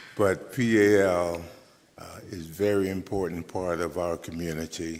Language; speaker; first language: English; native; English